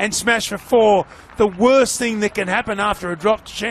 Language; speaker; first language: English; native; English